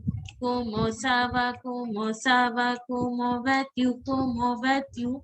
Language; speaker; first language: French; non-native, fluent; Hindi